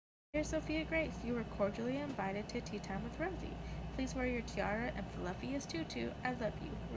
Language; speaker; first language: English; native; English